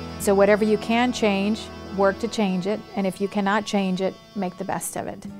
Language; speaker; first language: English; early bilingual, other home language; Spanish